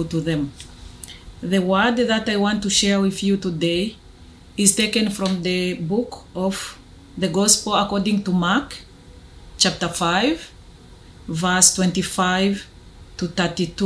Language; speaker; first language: English; non-native, local second language; Kinyarwanda